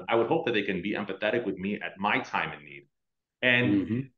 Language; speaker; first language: English; native; English